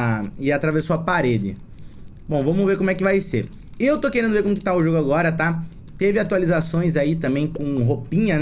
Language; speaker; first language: Portuguese; native; Portuguese